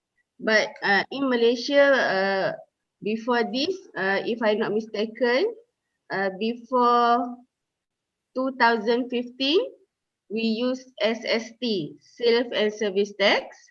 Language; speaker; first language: English; non-native, local second language; Malay